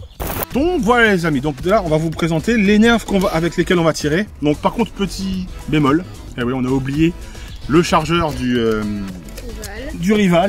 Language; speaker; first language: French; native; French